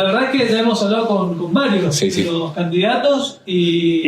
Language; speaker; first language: Spanish; native; Spanish